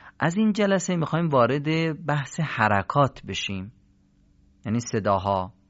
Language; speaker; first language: Persian; native; Persian